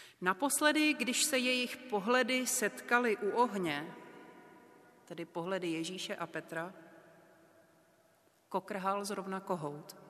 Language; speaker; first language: Czech; native; Czech